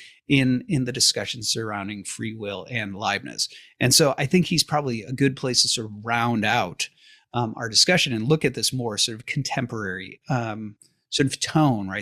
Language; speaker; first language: English; native; English